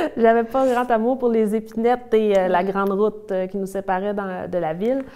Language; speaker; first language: French; native; French